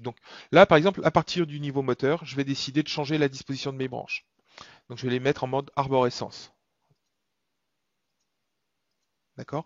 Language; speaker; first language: French; native; French